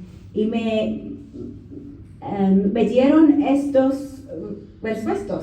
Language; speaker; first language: Spanish; non-native, learner; English